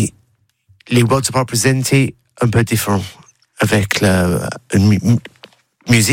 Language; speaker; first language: French; non-native, learner; English